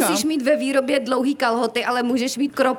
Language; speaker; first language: Czech; native; Czech